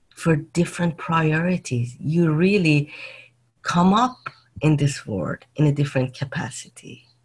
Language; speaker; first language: English; non-native, fluent; Persian